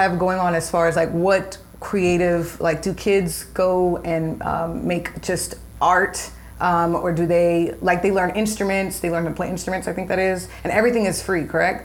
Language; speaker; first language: English; native; English